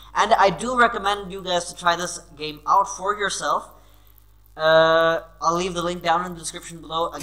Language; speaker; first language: English; non-native, local second language; Urdu